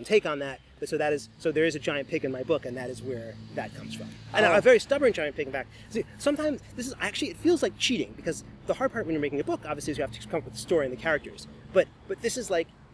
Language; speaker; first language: English; native; English